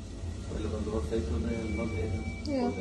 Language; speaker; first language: Portuguese; non-native, fluent; Norwegian